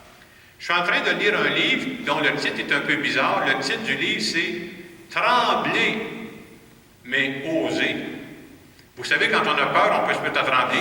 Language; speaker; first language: French; native; French